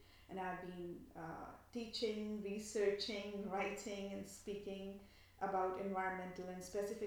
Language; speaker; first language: English; non-native, local second language; Bangla